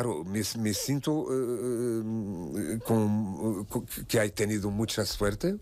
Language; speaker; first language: Spanish; non-native, fluent; Portuguese